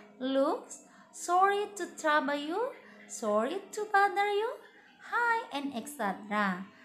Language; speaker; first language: English; non-native, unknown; Indonesian